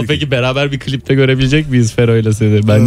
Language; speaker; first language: Turkish; native; Turkish